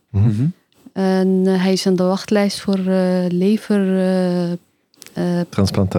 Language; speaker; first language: Dutch; non-native, learner; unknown